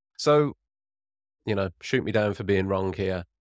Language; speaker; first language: English; native; English